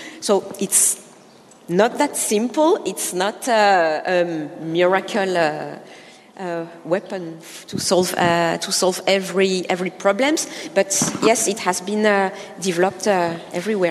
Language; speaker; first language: English; non-native, fluent; French